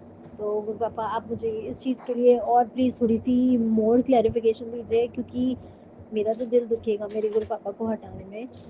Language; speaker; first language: Hindi; native; Hindi